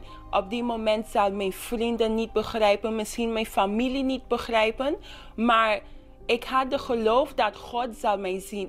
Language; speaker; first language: Dutch; non-native, local second language; English